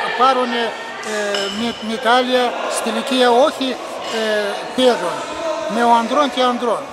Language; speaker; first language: Greek; non-native, learner; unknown